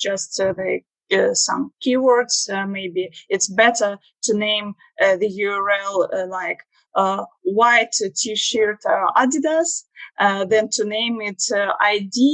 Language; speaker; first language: English; non-native, learner; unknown